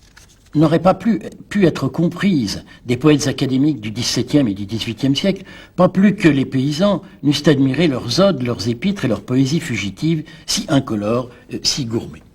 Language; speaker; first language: French; native; French